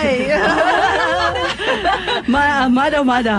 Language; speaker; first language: Japanese; non-native, learner; Filipino